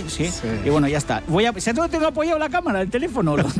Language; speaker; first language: Spanish; native; Spanish